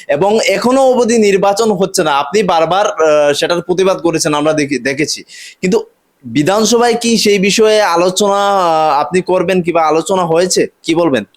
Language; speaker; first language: Bangla; native; Bangla